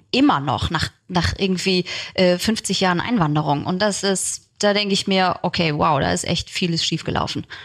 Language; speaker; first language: German; early bilingual, other home language; Turkish